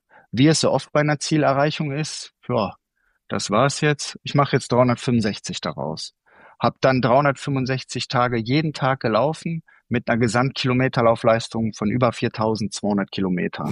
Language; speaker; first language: German; native; German